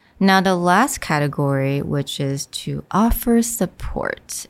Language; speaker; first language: English; non-native, fluent; Chinese